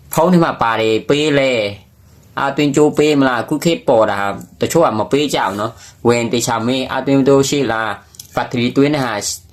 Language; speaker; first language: Burmese; non-native, local second language; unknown